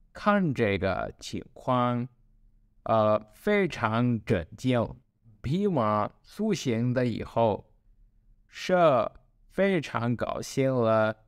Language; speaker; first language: Chinese; non-native, learner; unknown